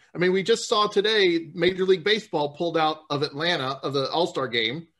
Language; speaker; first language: English; native; English